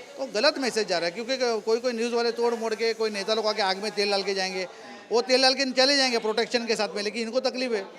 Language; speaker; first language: Hindi; non-native, local second language; Marathi